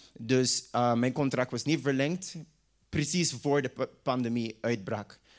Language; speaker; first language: Dutch; non-native, local second language; English